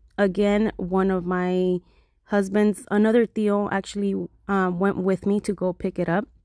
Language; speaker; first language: English; early bilingual, other home language; Spanish